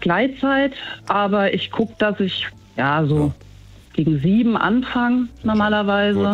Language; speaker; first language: German; native; German